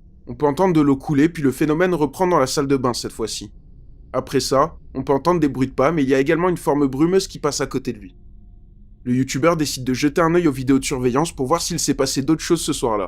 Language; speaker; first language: French; native; French